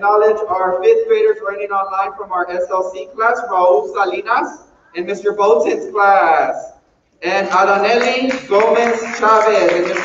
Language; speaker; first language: English; early bilingual, other home language; Spanish